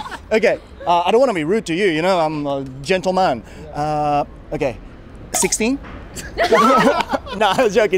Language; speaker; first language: English; non-native, fluent; Japanese